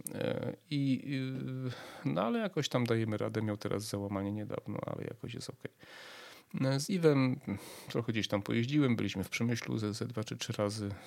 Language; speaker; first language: Polish; native; Polish